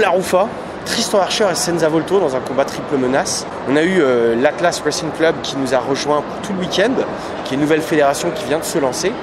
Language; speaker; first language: French; native; French